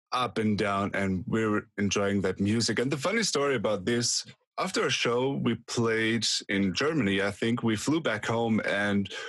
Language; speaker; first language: English; non-native, fluent; German